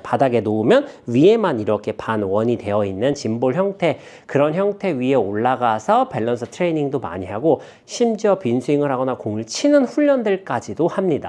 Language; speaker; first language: Korean; native; Korean